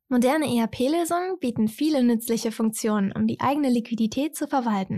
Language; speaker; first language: German; native; German